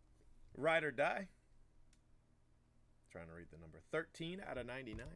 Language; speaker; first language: English; native; English